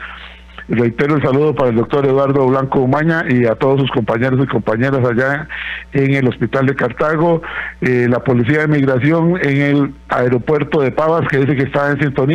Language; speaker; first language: Spanish; native; Spanish